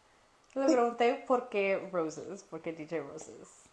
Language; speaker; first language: Spanish; early bilingual, heritage; Spanish